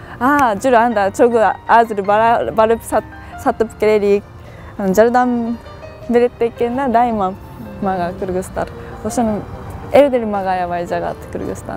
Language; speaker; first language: Kyrgyz; non-native, fluent; Japanese